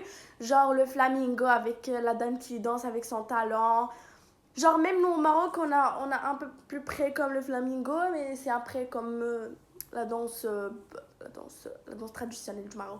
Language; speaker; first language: French; non-native, local second language; Arabic